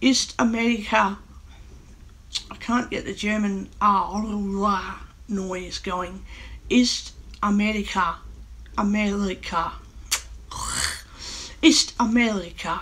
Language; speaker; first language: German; non-native, learner; English